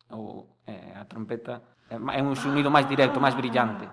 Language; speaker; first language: Galician; native; Galician